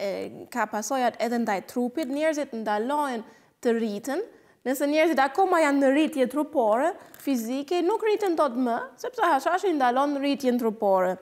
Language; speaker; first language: Albanian; non-native, fluent; German